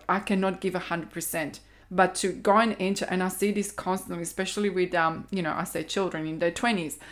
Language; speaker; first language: English; non-native, fluent; Croatian